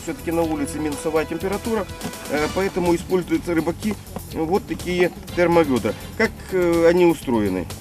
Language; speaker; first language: Russian; native; Russian